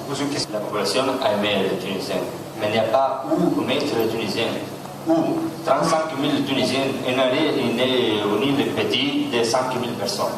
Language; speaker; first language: French; non-native, learner; Italian